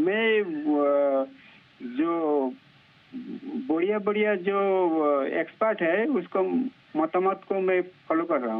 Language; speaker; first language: Hindi; non-native, local second language; Bangla